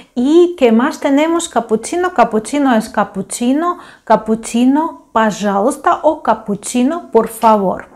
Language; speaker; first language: Spanish; non-native, fluent; Ukrainian